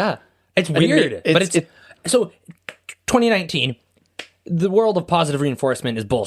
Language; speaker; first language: English; native; English